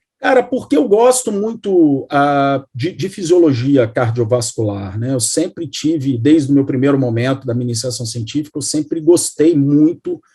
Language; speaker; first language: Portuguese; native; Portuguese